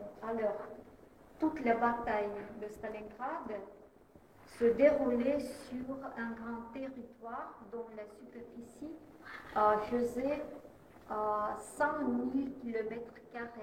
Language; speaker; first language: French; non-native, fluent; Russian